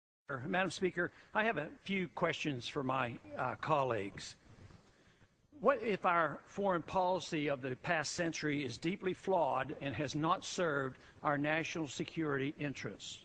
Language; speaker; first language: English; native; English